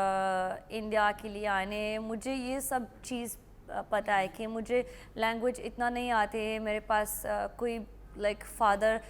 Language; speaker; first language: Hindi; non-native, learner; Arabic